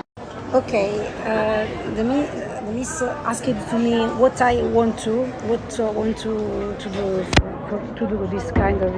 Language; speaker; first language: English; non-native, learner; Italian